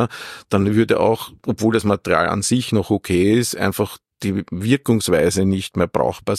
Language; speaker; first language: German; native; German